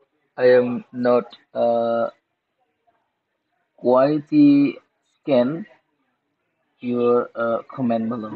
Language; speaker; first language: English; non-native, learner; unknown